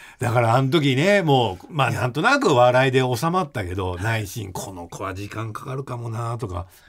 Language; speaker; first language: Japanese; native; Japanese